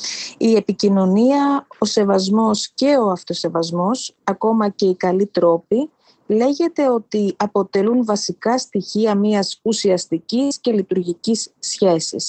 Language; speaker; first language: Greek; native; Greek